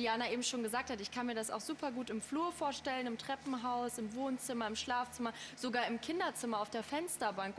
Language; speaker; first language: German; native; German